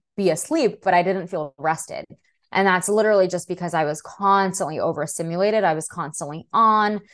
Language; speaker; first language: English; early bilingual, other home language; Russian